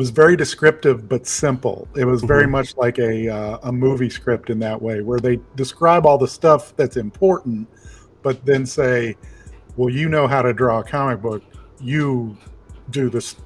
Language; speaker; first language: English; native; English